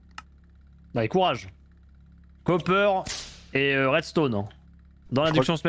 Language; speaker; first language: French; native; French